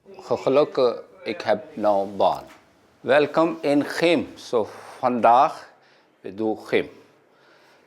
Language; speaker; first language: Dutch; non-native, learner; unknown